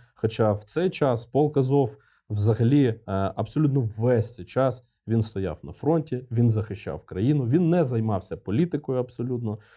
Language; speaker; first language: Ukrainian; non-native, local second language; Russian